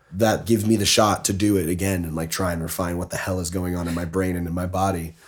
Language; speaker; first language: English; native; English